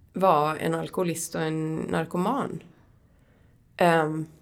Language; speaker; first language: Swedish; native; Swedish